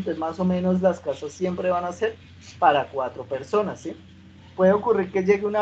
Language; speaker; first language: Spanish; native; Spanish